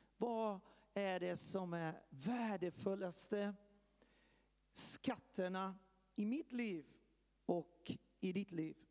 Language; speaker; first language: Swedish; early bilingual, heritage; Swedish